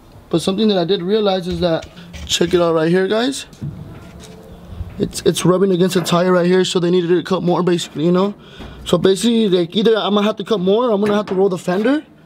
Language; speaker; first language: English; early bilingual, other home language; Spanish